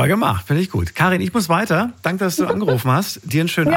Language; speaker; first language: German; native; German